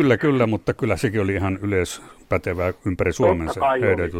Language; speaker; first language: Finnish; native; Finnish